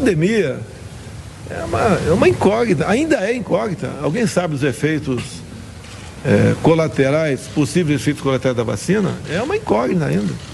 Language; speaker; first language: Portuguese; native; Portuguese